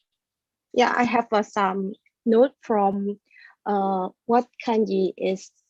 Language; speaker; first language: English; non-native, learner; Indonesian